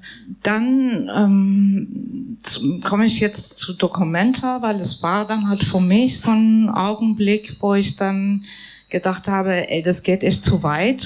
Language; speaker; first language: German; non-native, fluent; Persian